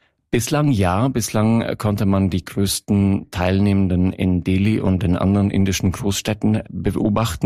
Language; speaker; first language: German; native; German